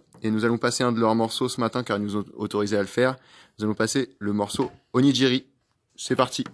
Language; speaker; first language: French; native; French